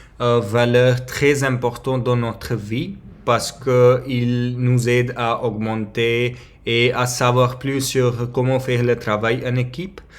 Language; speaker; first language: French; non-native, learner; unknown